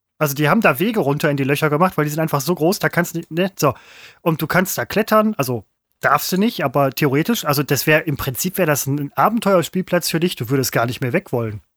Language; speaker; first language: German; native; German